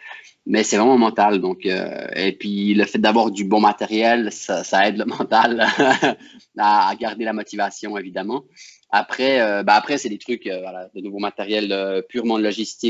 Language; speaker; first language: French; native; French